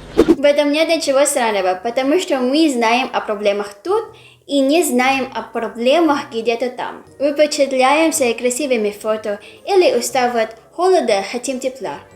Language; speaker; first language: Russian; non-native, fluent; Filipino